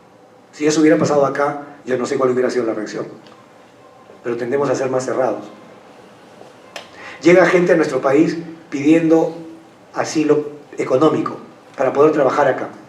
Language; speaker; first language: Spanish; native; Spanish